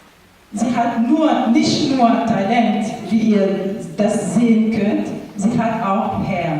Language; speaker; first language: German; non-native, fluent; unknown